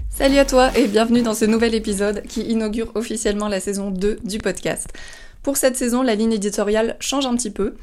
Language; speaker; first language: French; native; French